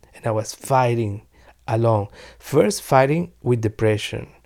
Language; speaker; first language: English; non-native, learner; Spanish